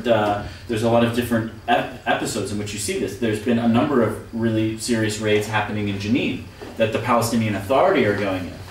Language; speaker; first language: English; native; English